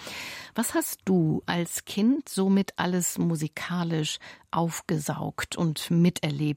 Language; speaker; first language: German; native; German